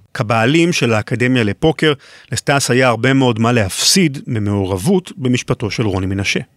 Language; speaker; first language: Hebrew; native; Hebrew